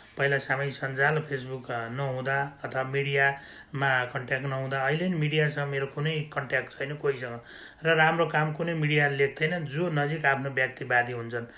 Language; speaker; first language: Nepali; native; Nepali